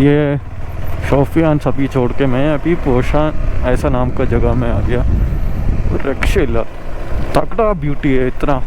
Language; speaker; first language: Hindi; non-native, local second language; Malayalam